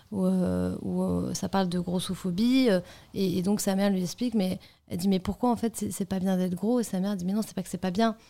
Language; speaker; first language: French; native; French